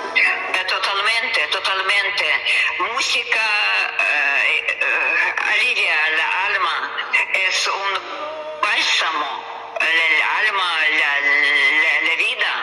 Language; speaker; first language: Spanish; non-native, learner; Russian